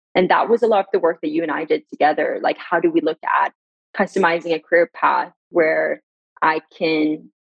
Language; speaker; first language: English; early bilingual, other home language; Persian